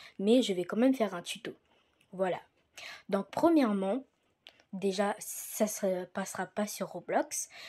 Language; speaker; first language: French; native; French